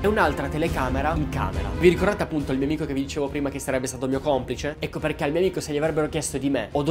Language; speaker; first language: Italian; native; Italian